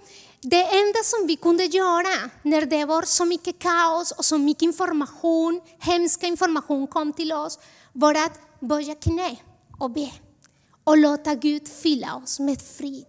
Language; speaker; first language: Swedish; non-native, fluent; Spanish